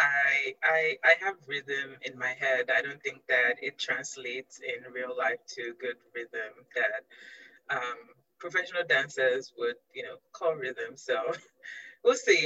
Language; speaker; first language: English; non-native, local second language; Yoruba